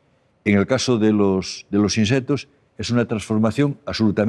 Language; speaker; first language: Spanish; native; Spanish